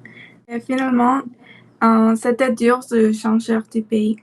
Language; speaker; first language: French; non-native, learner; Spanish